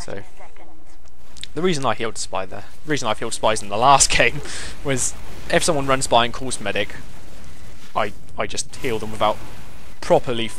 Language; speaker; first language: English; native; English